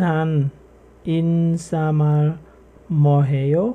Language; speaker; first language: Korean; non-native, fluent; Khmer